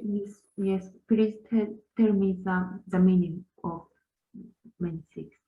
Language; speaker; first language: English; non-native, learner; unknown